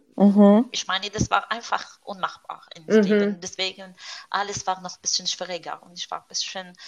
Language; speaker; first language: German; non-native, fluent; Arabic